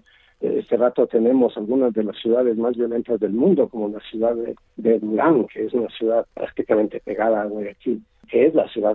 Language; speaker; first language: Spanish; native; Spanish